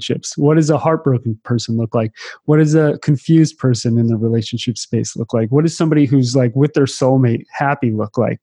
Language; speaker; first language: English; native; English